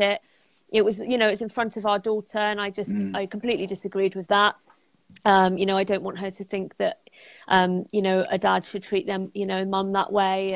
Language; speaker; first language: English; native; English